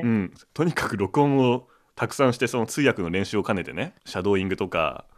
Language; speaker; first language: Japanese; native; Japanese